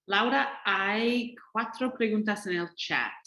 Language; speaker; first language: Spanish; non-native, fluent; English